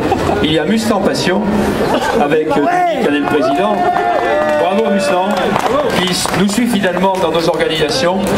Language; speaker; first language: French; native; French